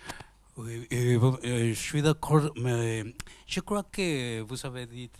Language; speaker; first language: French; non-native, learner; Spanish